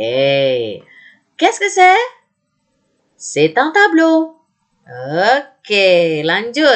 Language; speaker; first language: French; non-native, fluent; Indonesian